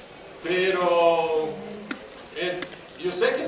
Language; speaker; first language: Spanish; non-native, fluent; English